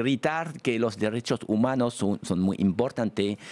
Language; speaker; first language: Spanish; non-native, fluent; French